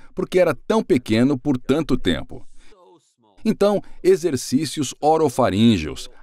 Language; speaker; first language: Portuguese; non-native, fluent; English